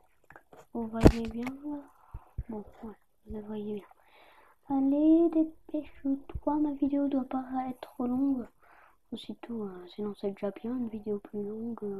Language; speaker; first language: French; native; French